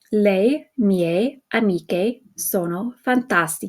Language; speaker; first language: Italian; non-native, fluent; English